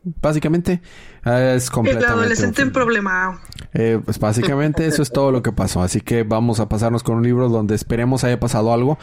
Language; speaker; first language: Spanish; native; Spanish